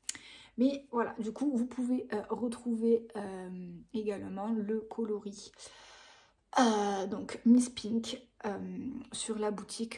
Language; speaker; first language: French; native; French